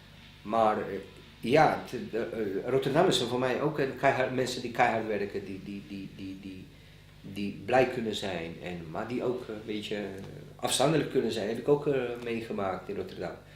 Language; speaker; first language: Dutch; non-native, fluent; Bosnian